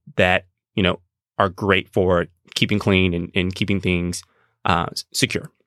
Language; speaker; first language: English; native; English